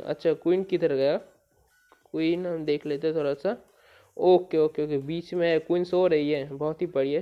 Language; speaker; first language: Hindi; non-native, local second language; Bangla